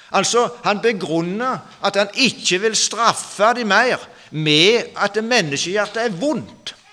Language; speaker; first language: Norwegian; native; Norwegian